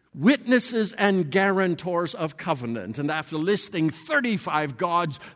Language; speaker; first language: English; native; English